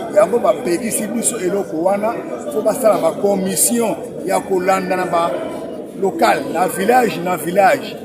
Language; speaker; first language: Lingala; non-native, local second language; Kongo